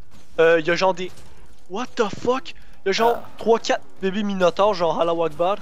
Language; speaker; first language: French; native; French